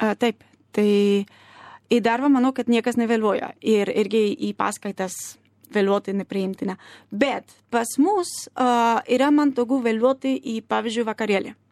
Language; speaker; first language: Lithuanian; non-native, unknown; Spanish